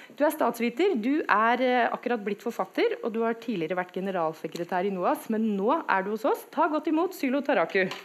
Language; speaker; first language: Norwegian; native; Norwegian